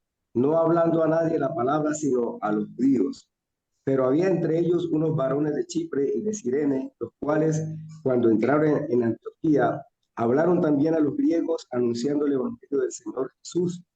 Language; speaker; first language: Spanish; native; Spanish